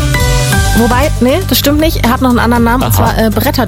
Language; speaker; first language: German; native; German